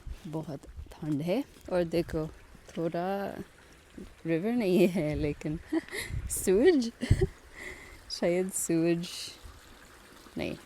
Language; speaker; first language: Hindi; non-native, learner; English